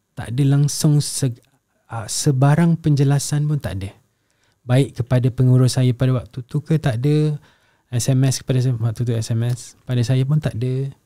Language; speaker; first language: Malay; native; Malay